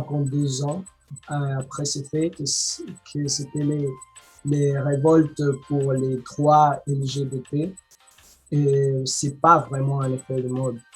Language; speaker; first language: French; non-native, learner; Spanish